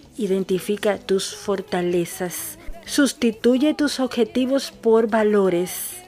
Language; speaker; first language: Spanish; native; Spanish